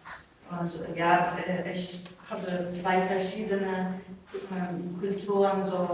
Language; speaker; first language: German; non-native, learner; Persian